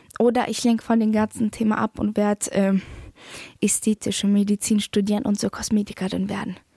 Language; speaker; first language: German; early bilingual, other home language; Polish